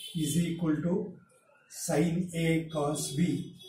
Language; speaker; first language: English; non-native, local second language; Kannada